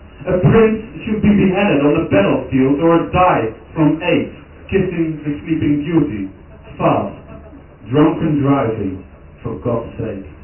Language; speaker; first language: English; non-native, fluent; Dutch